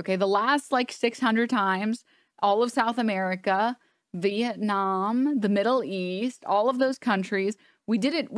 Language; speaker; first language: English; native; English